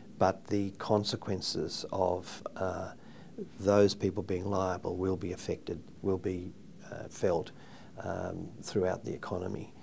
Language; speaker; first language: English; native; English